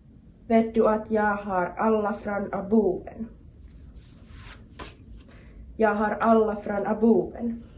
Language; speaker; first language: Swedish; non-native, learner; Finnish